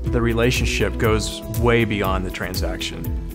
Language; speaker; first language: English; native; English